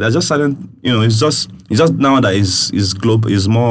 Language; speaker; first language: English; non-native, local second language; Yoruba